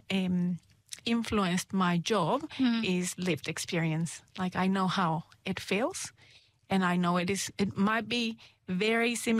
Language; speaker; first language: English; non-native, fluent; Spanish